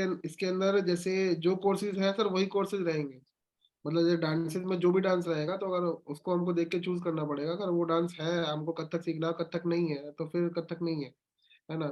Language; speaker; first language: Hindi; native; Hindi